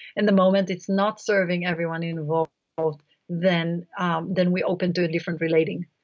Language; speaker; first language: English; non-native, fluent; Hebrew